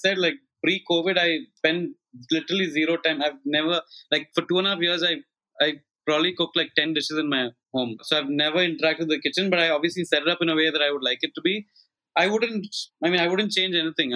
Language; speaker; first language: English; non-native, local second language; Malayalam